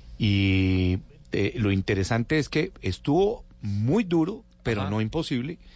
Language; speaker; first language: Spanish; native; Spanish